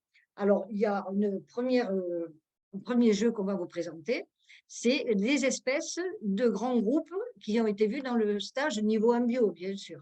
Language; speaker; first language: French; native; French